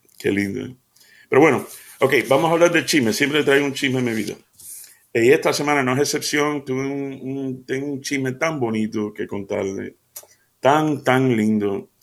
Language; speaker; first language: Spanish; early bilingual, heritage; Spanish